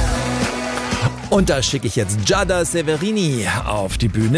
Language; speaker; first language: German; native; German